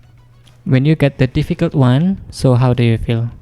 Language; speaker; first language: English; non-native, fluent; Indonesian